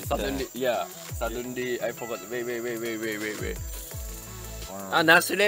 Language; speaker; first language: English; non-native, learner; Japanese